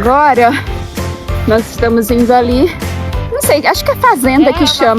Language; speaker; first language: Portuguese; native; Portuguese